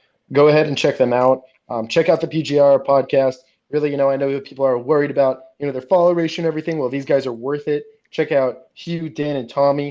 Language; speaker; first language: English; native; English